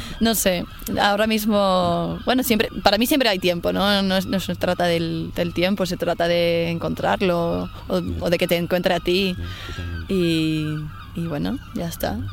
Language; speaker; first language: Spanish; non-native, fluent; English